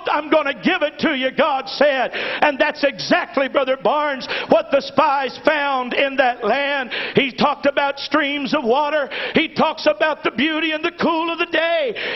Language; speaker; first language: English; native; English